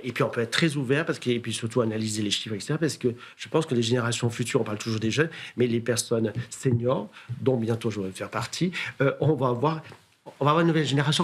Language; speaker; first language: French; native; French